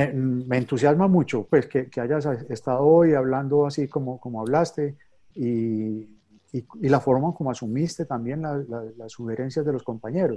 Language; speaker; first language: Spanish; native; Spanish